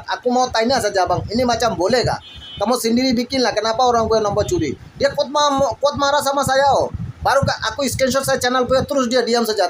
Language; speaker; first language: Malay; non-native, fluent; Bangla